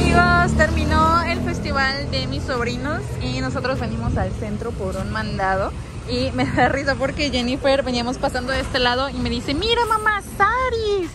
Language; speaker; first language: Spanish; native; Spanish